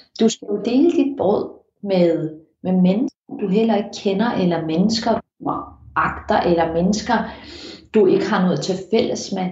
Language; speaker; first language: Danish; early bilingual, heritage; Danish